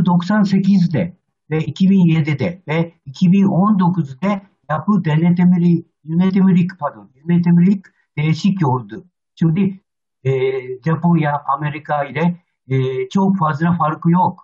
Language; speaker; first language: Turkish; non-native, learner; Japanese